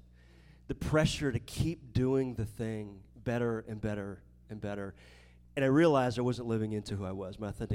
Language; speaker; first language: English; native; English